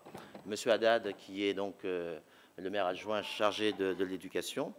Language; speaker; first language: French; native; French